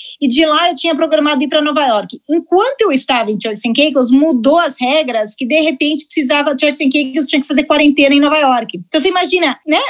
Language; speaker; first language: Portuguese; early bilingual, heritage; Portuguese